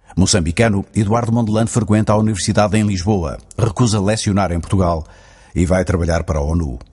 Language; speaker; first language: Portuguese; native; Portuguese